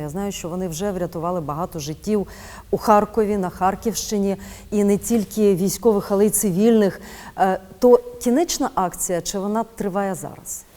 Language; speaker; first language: Ukrainian; native; Ukrainian